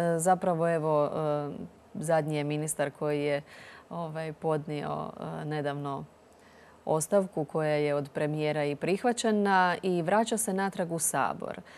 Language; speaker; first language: Croatian; native; Croatian